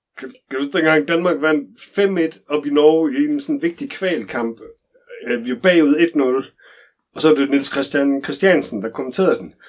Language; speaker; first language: Danish; native; Danish